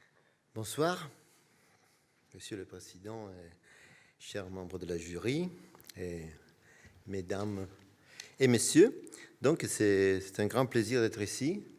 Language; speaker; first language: French; non-native, fluent; Italian